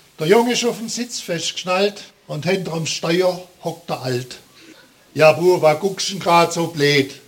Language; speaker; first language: German; native; German